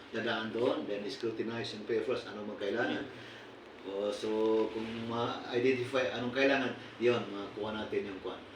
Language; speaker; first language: Filipino; non-native, local second language; Maguindanaon